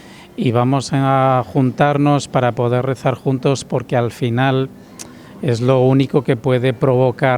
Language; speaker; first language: Spanish; native; Spanish